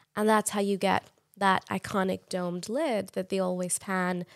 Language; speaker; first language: English; non-native, local second language; Urdu